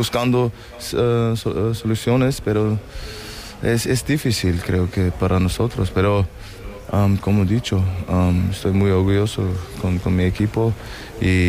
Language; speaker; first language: Spanish; non-native, fluent; German